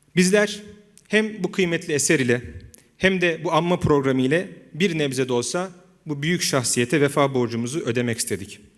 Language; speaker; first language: Turkish; native; Turkish